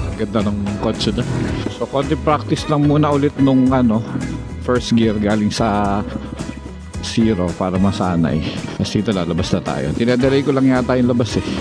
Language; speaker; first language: Filipino; native; Filipino